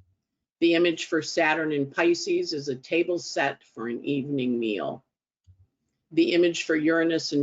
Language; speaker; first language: English; native; English